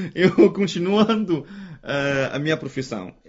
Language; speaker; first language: Portuguese; non-native, fluent; Chinese